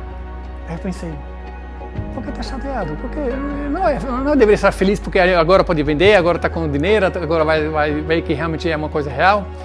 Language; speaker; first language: Portuguese; non-native, fluent; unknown